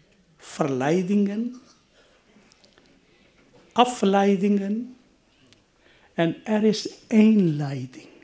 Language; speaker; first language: Dutch; non-native, fluent; Urdu